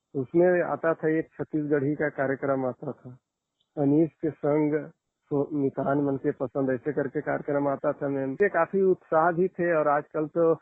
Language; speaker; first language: Hindi; non-native, local second language; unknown